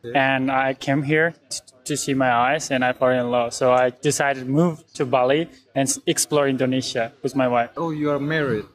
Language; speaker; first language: English; non-native, learner; Uzbek